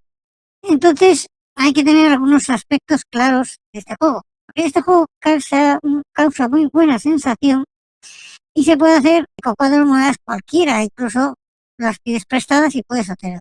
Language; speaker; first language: Spanish; native; Spanish